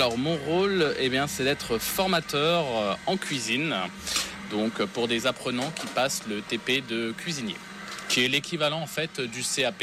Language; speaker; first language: French; native; French